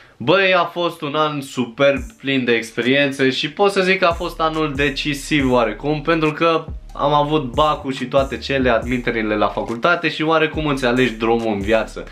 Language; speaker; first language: Romanian; early bilingual, other home language; Chinese